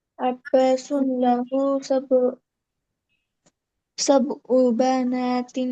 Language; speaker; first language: Arabic; non-native, learner; Bangla